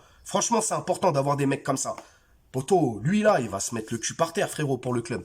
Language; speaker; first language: French; native; French